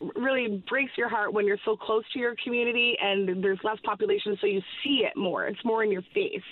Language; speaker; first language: English; native; English